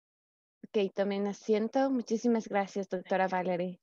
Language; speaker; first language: Spanish; native; Spanish